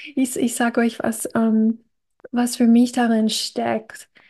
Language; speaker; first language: German; non-native, fluent; English